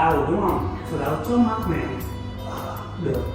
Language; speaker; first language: Vietnamese; non-native, learner; Hindi